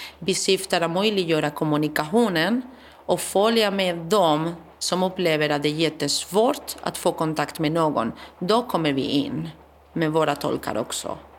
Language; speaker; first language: Swedish; non-native, fluent; Spanish